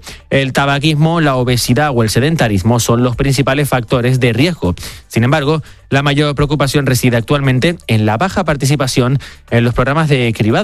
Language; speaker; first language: Spanish; native; Spanish